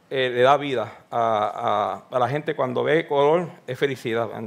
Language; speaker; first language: Spanish; native; Spanish